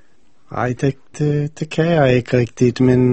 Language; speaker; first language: Danish; non-native, fluent; English